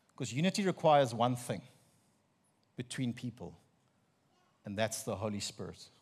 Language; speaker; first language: English; non-native, local second language; Afrikaans